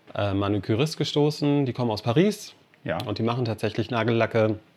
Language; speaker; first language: German; non-native, fluent; English